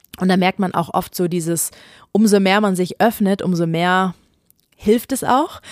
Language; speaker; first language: German; native; German